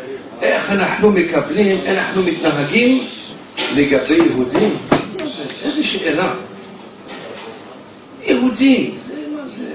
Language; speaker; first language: Hebrew; non-native, fluent; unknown